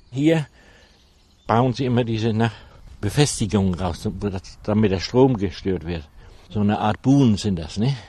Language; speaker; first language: German; native; German